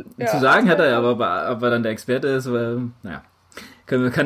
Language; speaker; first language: German; native; German